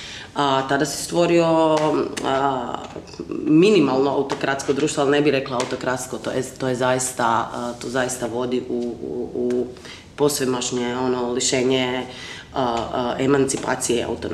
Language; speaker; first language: Croatian; native; Croatian